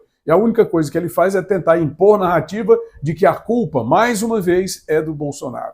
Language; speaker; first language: Portuguese; native; Portuguese